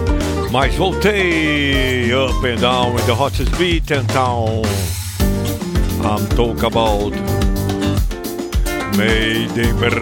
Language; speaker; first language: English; non-native, fluent; Portuguese